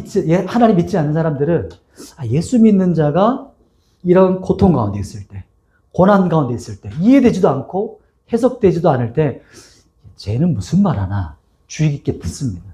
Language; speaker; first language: Korean; native; Korean